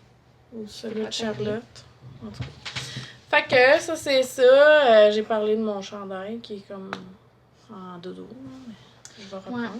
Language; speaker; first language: French; native; French